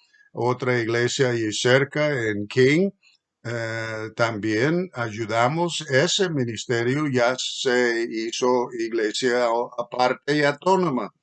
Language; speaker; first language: Spanish; non-native, fluent; English